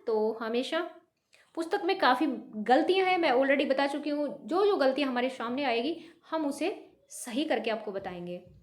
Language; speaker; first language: Hindi; native; Hindi